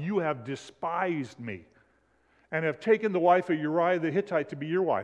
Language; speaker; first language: English; native; English